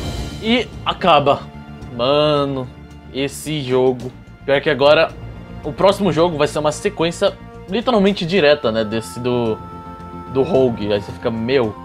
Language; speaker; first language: Portuguese; native; Portuguese